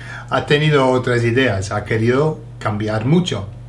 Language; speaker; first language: Spanish; non-native, fluent; English